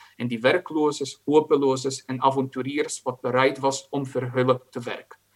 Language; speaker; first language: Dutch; non-native, fluent; Croatian